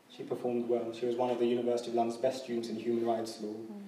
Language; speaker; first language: English; native; English